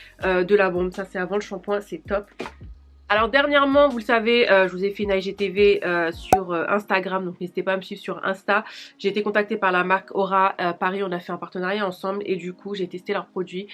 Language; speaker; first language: French; native; French